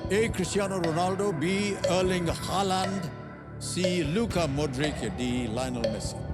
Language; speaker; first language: Hindi; native; Hindi